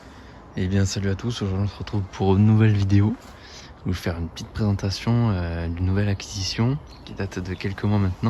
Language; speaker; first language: French; native; French